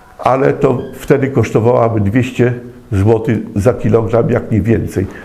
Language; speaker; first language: Polish; native; Polish